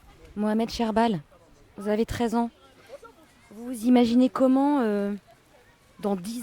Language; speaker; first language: French; native; French